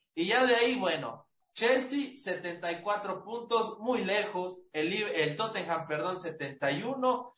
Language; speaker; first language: Spanish; native; Spanish